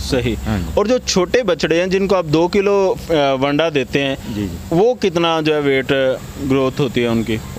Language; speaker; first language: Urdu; non-native, local second language; Punjabi